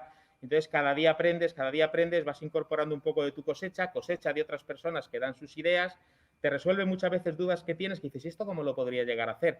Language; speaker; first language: Spanish; native; Spanish